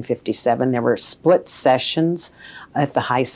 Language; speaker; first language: English; native; English